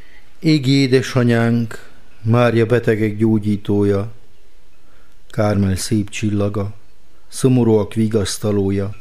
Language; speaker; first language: Hungarian; native; Hungarian